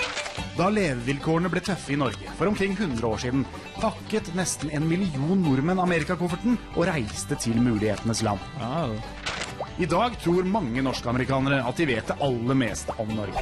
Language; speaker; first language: Norwegian; native; Norwegian